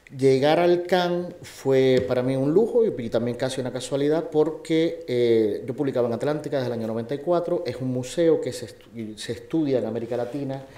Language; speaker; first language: Spanish; native; Spanish